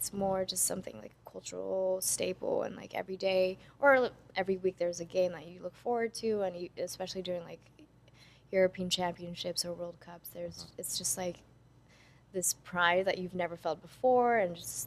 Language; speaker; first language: English; non-native, fluent; Dutch